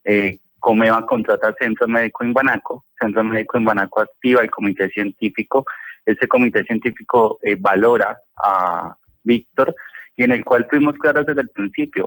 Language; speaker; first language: Spanish; native; Spanish